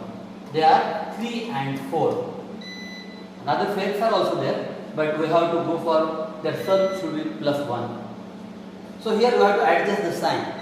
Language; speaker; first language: English; non-native, local second language; Marathi